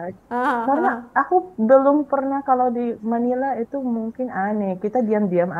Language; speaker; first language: Indonesian; non-native, fluent; Filipino